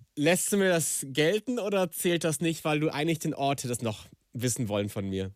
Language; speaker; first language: German; native; German